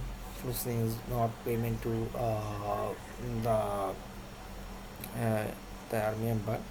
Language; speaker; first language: English; non-native, local second language; Bangla